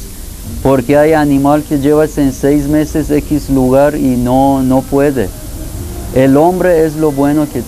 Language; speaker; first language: Spanish; non-native, fluent; Persian